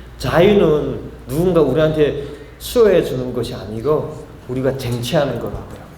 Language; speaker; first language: Korean; native; Korean